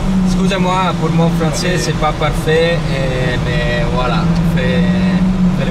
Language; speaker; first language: French; non-native, learner; Italian